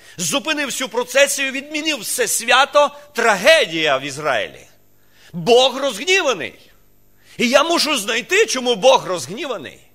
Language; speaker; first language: Ukrainian; non-native, local second language; Russian